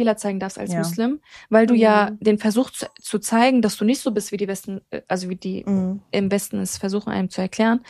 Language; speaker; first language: German; early bilingual, other home language; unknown